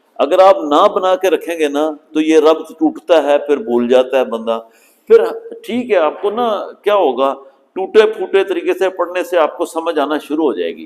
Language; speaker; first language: Urdu; native; Urdu